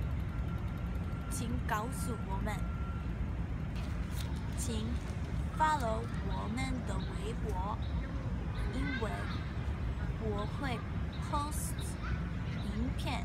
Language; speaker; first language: Chinese; non-native, learner; English